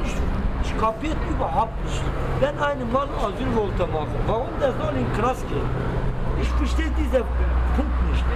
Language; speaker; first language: German; non-native, learner; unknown